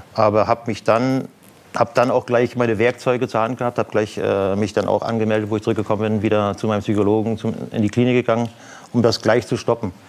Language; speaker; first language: German; native; German